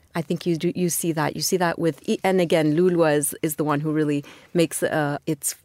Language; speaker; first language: English; non-native, fluent; Arabic